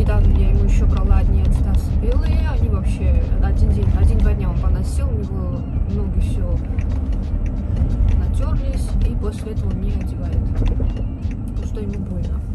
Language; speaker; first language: Russian; native; Russian